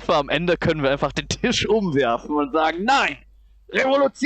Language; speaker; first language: German; native; German